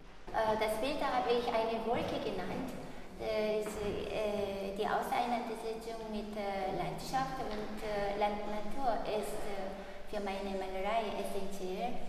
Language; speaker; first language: German; non-native, fluent; Korean